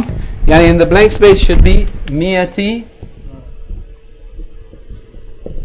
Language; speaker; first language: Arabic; non-native, fluent; English